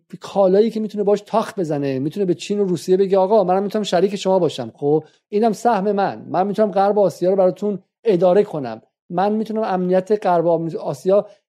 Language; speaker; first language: Persian; native; Persian